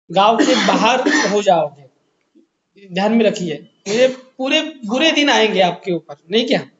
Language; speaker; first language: Hindi; non-native, local second language; Marathi